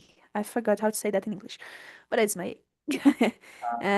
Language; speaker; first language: English; non-native, learner; Portuguese